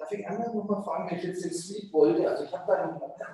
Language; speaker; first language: German; non-native, fluent; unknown